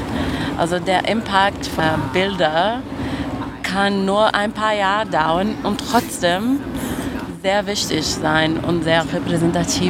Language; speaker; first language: German; non-native, fluent; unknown